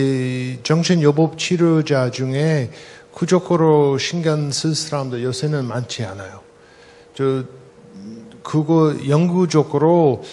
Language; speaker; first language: Korean; non-native, fluent; English